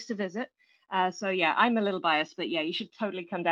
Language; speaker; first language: English; native; English